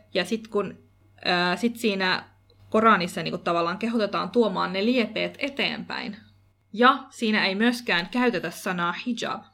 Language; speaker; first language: Finnish; early bilingual, other home language; Kurdish